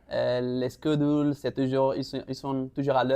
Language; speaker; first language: French; non-native, local second language; Arabic